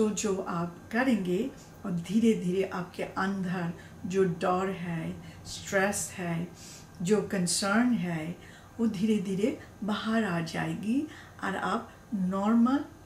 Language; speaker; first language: Hindi; non-native, learner; Bangla